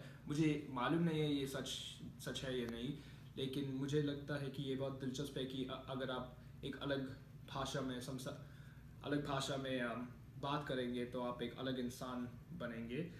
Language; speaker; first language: Hindi; non-native, learner; Malayalam